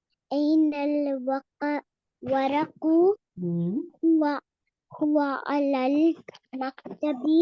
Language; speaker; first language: Arabic; non-native, learner; Urdu